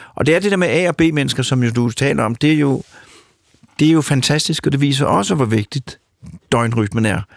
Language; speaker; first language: Danish; native; Danish